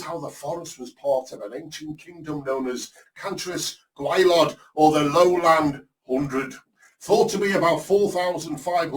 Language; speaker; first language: English; native; English